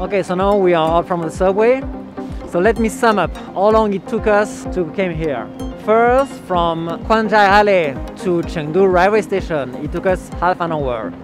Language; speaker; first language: English; non-native, fluent; French